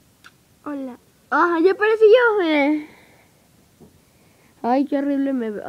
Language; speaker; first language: Spanish; native; Spanish